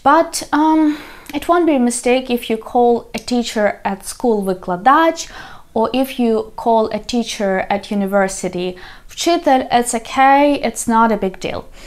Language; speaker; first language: English; non-native, fluent; Ukrainian